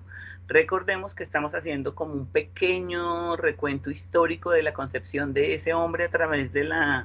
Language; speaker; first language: Spanish; native; Spanish